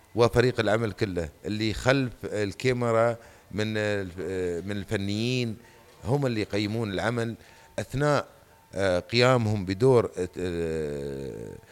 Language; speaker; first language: Arabic; native; Arabic